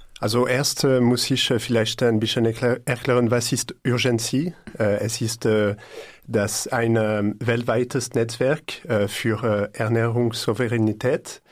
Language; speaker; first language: German; non-native, learner; French